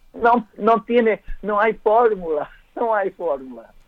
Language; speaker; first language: Spanish; non-native, learner; Portuguese